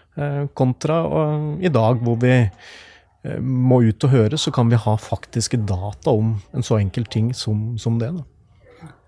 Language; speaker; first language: Norwegian; native; Norwegian